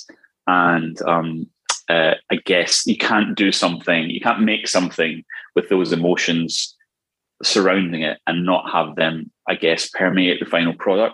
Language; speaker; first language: English; native; English